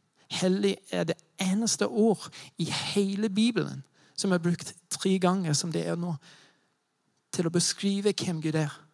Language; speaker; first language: Norwegian; non-native, fluent; English